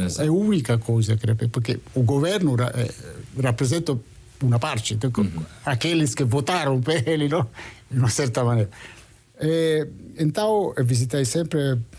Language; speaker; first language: Portuguese; non-native, fluent; Italian